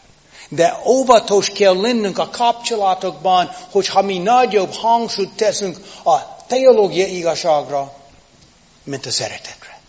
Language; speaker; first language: Hungarian; non-native, fluent; English